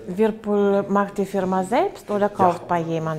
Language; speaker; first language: German; non-native, fluent; Russian